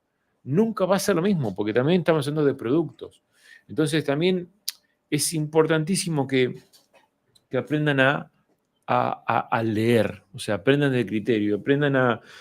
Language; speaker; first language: Spanish; native; Spanish